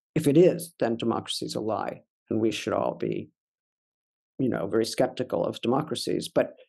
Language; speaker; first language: English; native; English